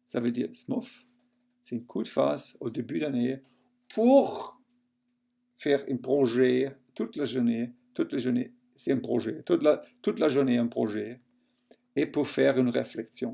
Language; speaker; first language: French; non-native, local second language; German